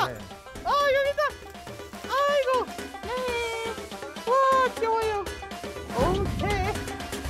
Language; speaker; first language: Korean; non-native, learner; English